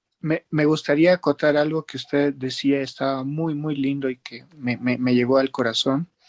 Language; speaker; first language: Spanish; native; Spanish